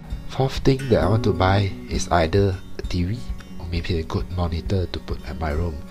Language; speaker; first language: English; non-native, local second language; Chinese